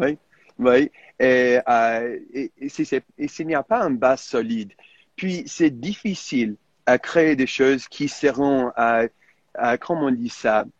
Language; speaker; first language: French; non-native, fluent; English